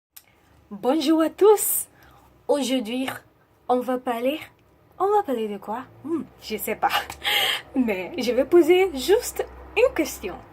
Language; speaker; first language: French; non-native, learner; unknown